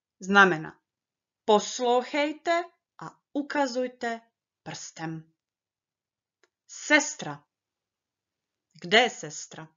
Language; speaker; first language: Czech; early bilingual, heritage; Czech